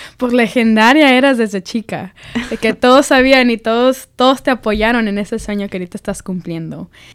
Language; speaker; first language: Spanish; early bilingual, heritage; Spanish